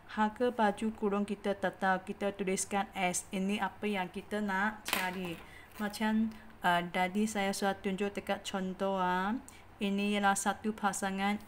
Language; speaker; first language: Malay; non-native, local second language; Chinese